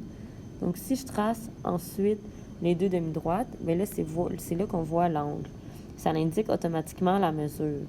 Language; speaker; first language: French; native; French